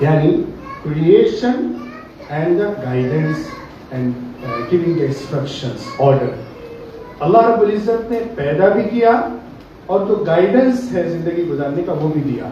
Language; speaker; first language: Urdu; native; Urdu